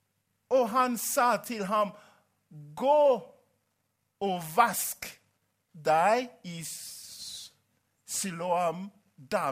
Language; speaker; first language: Norwegian; non-native, fluent; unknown